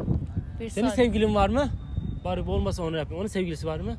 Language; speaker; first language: Turkish; native; Turkish